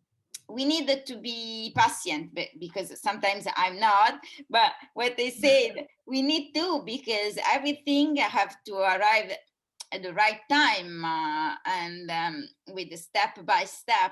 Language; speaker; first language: English; non-native, fluent; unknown